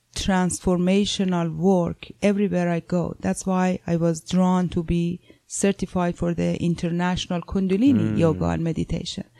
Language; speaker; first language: English; non-native, fluent; Persian